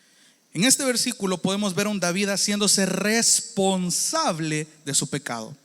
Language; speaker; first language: Spanish; native; Spanish